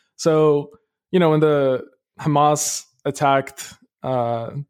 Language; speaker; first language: English; early bilingual, other home language; Arabic